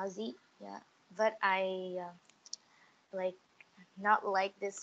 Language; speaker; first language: English; non-native, learner; Vietnamese